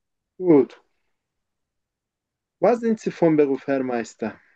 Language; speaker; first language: German; non-native, fluent; Turkish